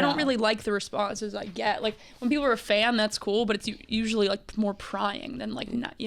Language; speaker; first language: English; native; English